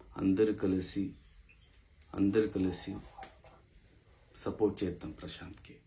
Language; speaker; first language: Telugu; non-native, local second language; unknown